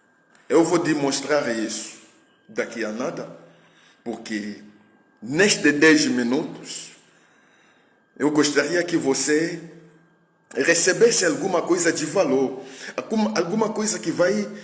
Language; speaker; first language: Portuguese; non-native, fluent; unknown